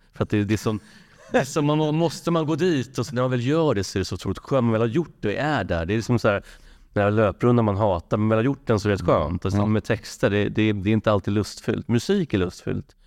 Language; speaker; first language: Swedish; native; Swedish